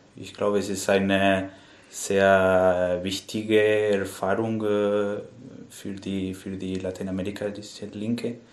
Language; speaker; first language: German; non-native, fluent; Spanish